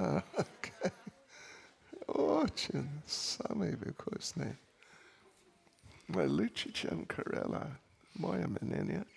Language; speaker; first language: Russian; non-native, learner; English